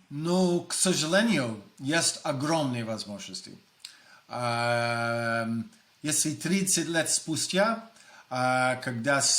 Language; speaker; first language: Russian; non-native, fluent; English